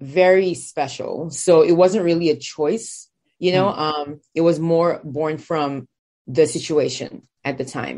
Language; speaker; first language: English; non-native, local second language; Igbo